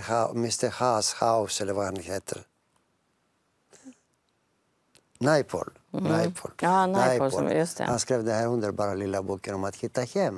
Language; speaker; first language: Swedish; non-native, fluent; Greek